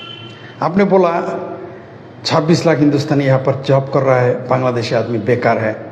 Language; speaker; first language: Hindi; non-native, fluent; Bangla